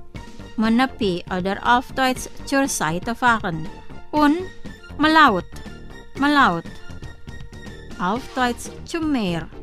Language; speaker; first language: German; non-native, fluent; Indonesian